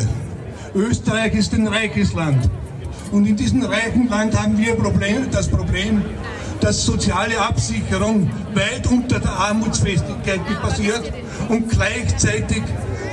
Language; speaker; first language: German; native; German